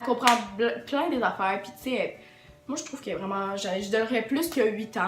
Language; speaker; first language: French; native; French